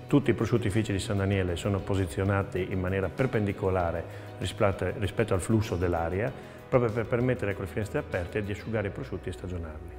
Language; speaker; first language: Italian; native; Italian